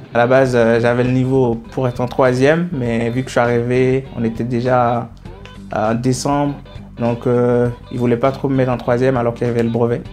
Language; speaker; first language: French; non-native, local second language; Haitian Creole